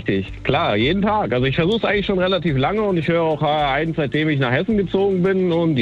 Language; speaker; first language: German; native; German